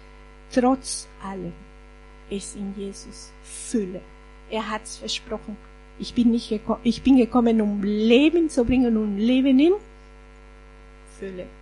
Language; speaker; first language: German; non-native, fluent; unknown